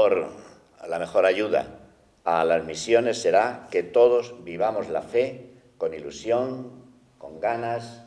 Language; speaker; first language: Spanish; native; Spanish